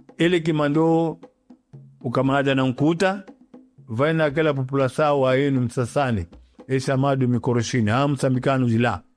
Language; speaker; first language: Portuguese; non-native, local second language; Yao